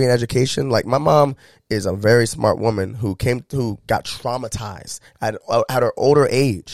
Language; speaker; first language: English; native; English